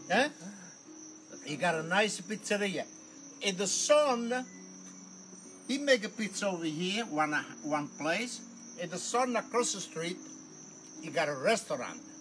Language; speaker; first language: English; non-native, learner; Italian